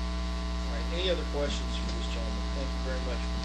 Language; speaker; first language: English; native; English